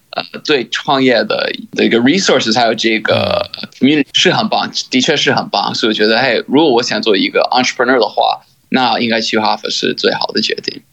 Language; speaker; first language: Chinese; non-native, fluent; English